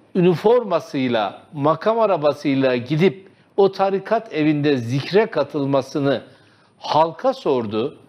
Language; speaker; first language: Turkish; native; Turkish